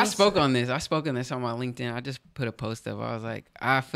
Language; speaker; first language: English; native; English